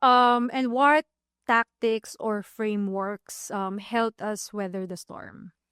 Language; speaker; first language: English; non-native, local second language; Filipino